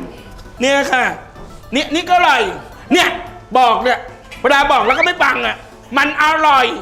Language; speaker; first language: Thai; native; Thai